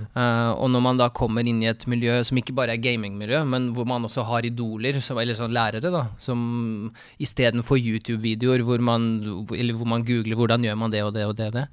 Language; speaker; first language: Norwegian; early bilingual, other home language; Russian